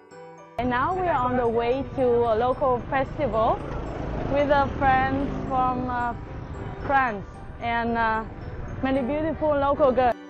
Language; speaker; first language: English; non-native, learner; Vietnamese